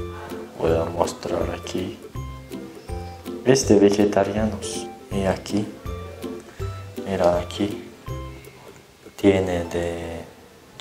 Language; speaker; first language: Spanish; non-native, learner; Turkish